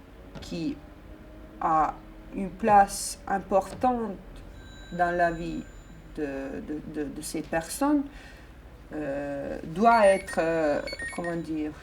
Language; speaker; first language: French; non-native, fluent; Bosnian